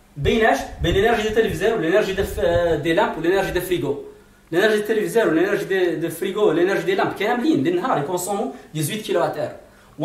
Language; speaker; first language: French; non-native, local second language; Arabic